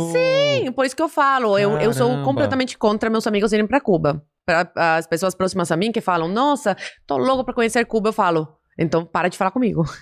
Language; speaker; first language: Portuguese; early bilingual, other home language; Spanish